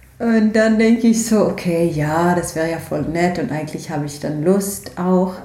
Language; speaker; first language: German; non-native, fluent; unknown